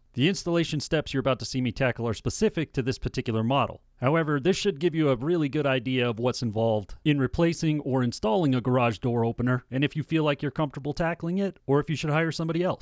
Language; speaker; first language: English; native; English